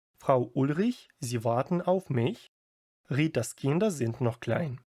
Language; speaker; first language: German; non-native, fluent; Ukrainian